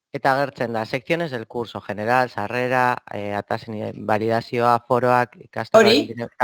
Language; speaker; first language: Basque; non-native, local second language; Spanish